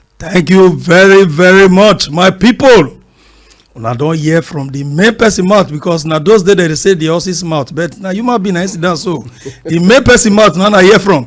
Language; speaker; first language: Nigerian Pidgin; non-native, local second language; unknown